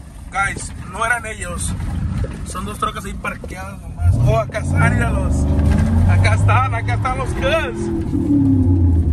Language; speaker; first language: Spanish; early bilingual, heritage; Spanish